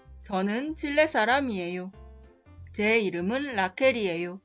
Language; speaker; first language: Korean; non-native, fluent; Spanish